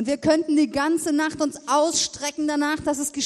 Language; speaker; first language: German; native; German